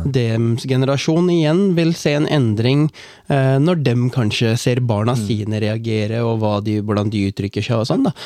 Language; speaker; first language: Norwegian; early bilingual, other home language; Tamil